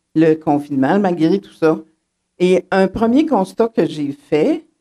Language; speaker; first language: French; native; French